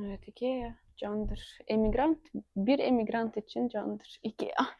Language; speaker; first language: Turkish; non-native, fluent; Ukrainian